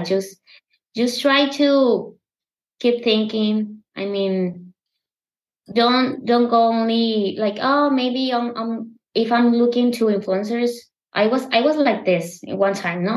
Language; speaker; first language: English; non-native, fluent; Spanish